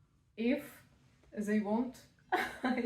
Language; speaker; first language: English; non-native, learner; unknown